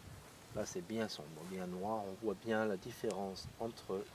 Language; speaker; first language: French; native; French